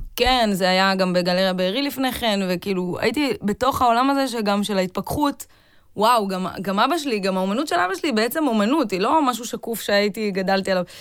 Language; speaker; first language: Hebrew; native; Hebrew